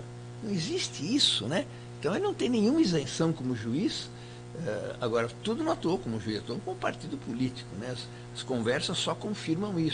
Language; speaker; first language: Portuguese; native; Portuguese